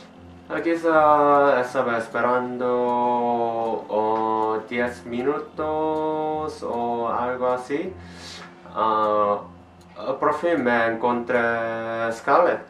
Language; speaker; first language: Spanish; non-native, learner; Korean